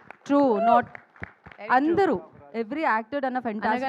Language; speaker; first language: Telugu; native; Telugu